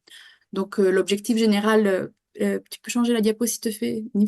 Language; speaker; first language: French; native; French